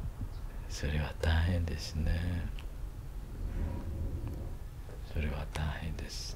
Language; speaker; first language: Japanese; non-native, learner; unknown